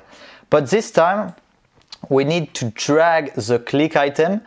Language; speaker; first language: English; non-native, fluent; French